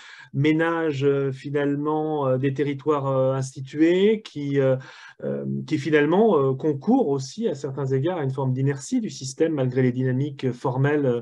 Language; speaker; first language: French; native; French